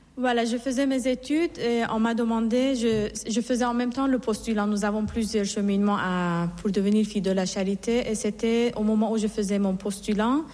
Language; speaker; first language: French; non-native, fluent; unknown